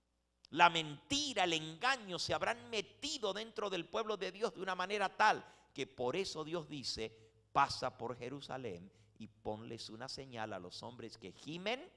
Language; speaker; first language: Spanish; native; Spanish